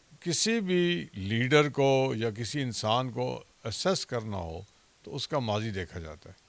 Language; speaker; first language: Urdu; non-native, local second language; Punjabi